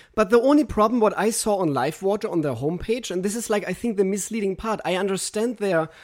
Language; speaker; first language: English; non-native, fluent; German